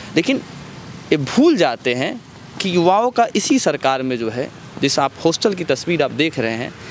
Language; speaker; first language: Hindi; native; Hindi